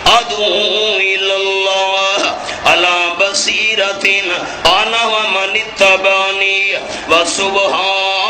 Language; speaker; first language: Urdu; non-native, local second language; Punjabi